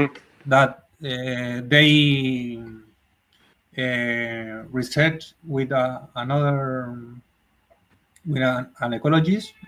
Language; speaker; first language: English; non-native, learner; Spanish